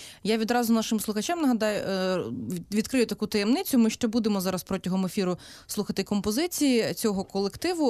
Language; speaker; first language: Ukrainian; native; Ukrainian